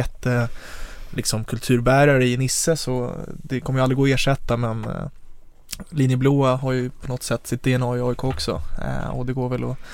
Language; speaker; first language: Swedish; native; Swedish